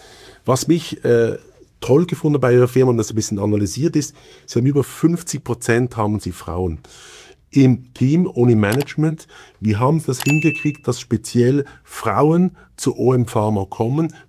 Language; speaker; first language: German; native; German